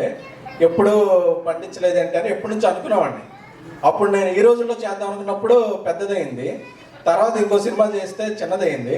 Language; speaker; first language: Telugu; native; Telugu